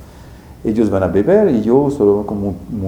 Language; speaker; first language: Spanish; non-native, fluent; French